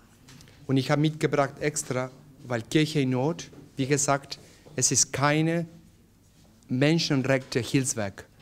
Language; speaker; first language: German; non-native, learner; Spanish